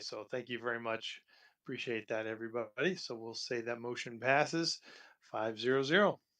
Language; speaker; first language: English; native; English